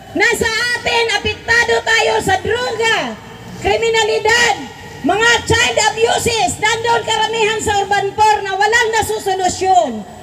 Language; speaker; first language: Filipino; non-native, local second language; Waray